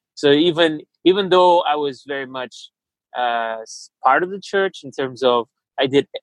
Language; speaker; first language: English; early bilingual, other home language; Portuguese